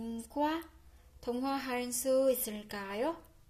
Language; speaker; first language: Korean; non-native, fluent; Vietnamese